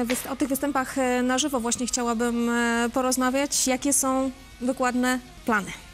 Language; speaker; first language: Polish; native; Polish